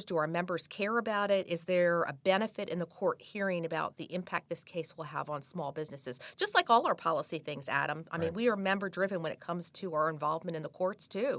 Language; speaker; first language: English; native; English